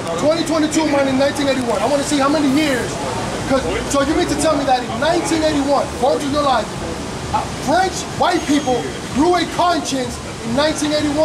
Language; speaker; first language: English; native; English